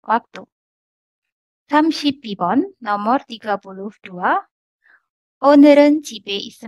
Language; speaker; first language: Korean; non-native, fluent; Indonesian